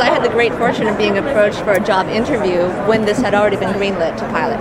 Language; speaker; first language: English; native; English